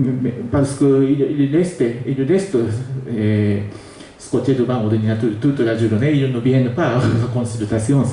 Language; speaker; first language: French; non-native, learner; Japanese